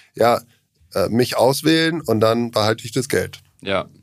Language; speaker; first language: German; non-native, learner; English